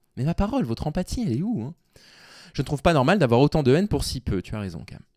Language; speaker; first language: French; native; French